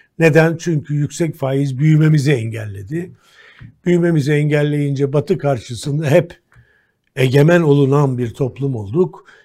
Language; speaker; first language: Turkish; native; Turkish